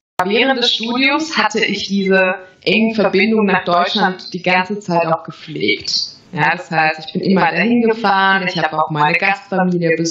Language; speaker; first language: German; non-native, fluent; Latvian